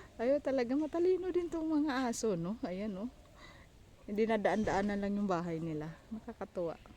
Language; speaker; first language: Filipino; non-native, local second language; Cebuano